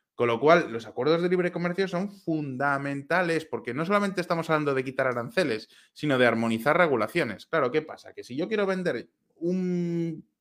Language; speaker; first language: Spanish; native; Spanish